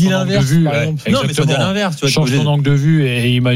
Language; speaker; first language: French; native; French